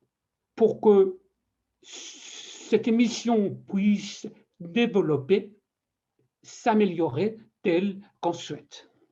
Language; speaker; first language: French; non-native, fluent; Persian